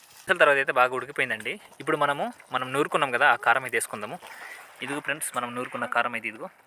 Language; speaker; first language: Telugu; native; Telugu